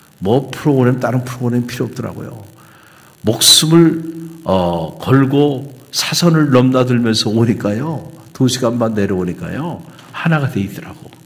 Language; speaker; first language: Korean; native; Korean